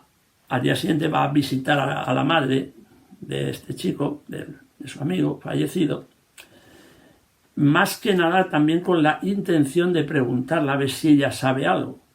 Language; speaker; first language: Spanish; native; Spanish